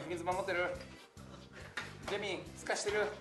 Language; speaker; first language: Japanese; native; Japanese